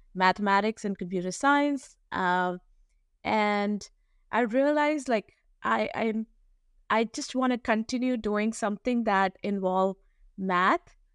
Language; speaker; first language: English; non-native, local second language; Hindi